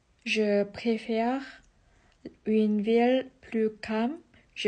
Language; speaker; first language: French; non-native, learner; Vietnamese